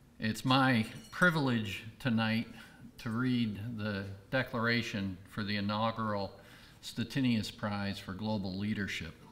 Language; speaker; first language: English; native; English